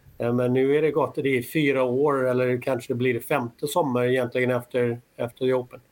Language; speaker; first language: Swedish; non-native, fluent; English